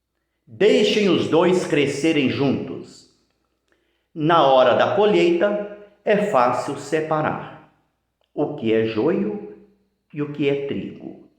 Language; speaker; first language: Portuguese; native; Portuguese